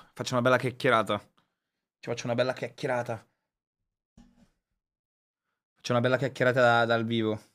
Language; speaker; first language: Italian; native; Italian